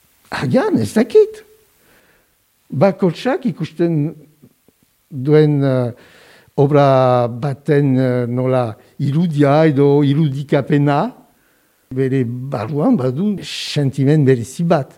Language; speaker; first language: Basque; non-native, fluent; French